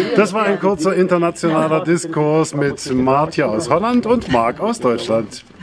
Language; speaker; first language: German; native; German